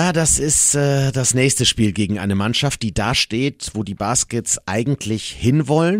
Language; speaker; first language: German; native; German